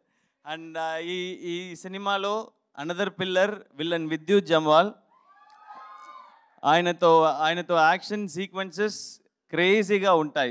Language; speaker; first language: Telugu; non-native, learner; Tamil